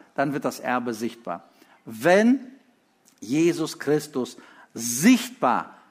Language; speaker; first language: German; early bilingual, other home language; Russian